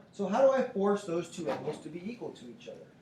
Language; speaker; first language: English; native; English